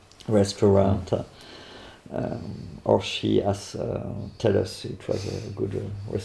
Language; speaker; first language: English; non-native, learner; French